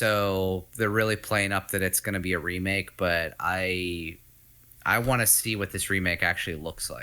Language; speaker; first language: English; native; English